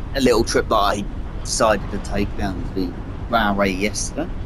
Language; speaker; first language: English; native; English